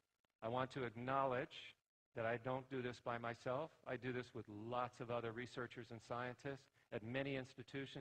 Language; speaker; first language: English; native; English